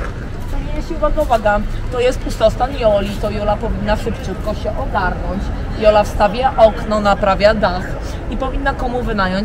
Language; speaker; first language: Polish; native; Polish